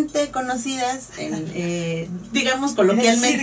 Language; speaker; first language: Spanish; native; Spanish